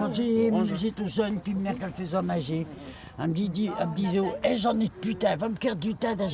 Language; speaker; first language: French; native; French